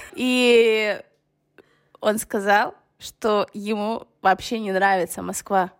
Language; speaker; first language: Russian; early bilingual, other home language; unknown